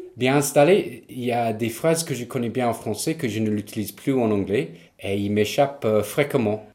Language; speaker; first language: French; non-native, fluent; English